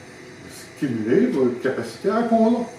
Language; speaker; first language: French; native; French